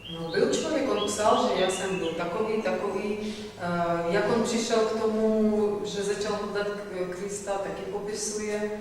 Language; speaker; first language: Czech; non-native, fluent; Russian